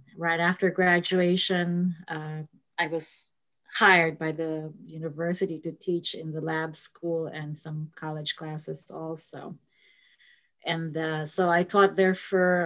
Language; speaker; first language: English; non-native, local second language; Filipino